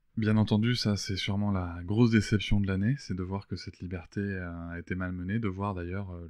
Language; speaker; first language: French; native; French